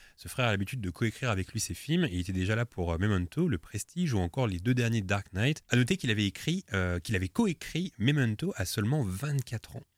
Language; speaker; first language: French; native; French